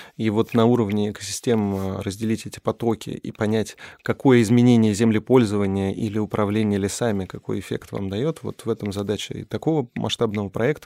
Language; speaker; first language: Russian; native; Russian